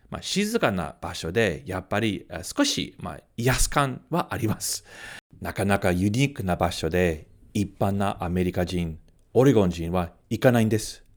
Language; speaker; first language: Japanese; non-native, fluent; English